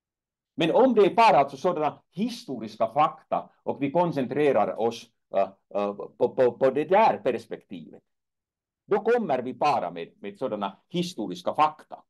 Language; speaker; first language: Swedish; non-native, fluent; Finnish